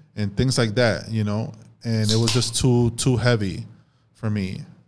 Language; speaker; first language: English; early bilingual, other home language; Spanish